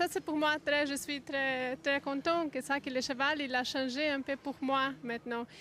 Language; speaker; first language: French; non-native, learner; Portuguese